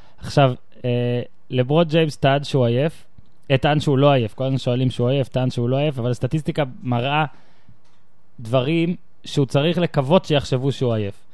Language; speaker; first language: Hebrew; native; Hebrew